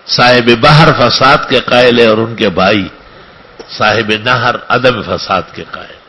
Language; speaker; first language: Urdu; non-native, local second language; Pashto